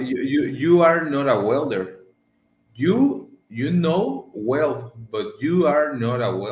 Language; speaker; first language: English; non-native, learner; Spanish